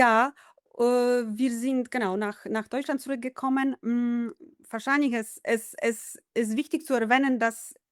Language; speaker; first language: German; non-native, fluent; Polish